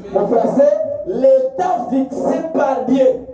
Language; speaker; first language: French; non-native, local second language; Swahili